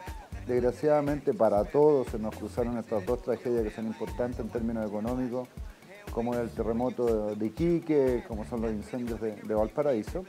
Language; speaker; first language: Spanish; native; Spanish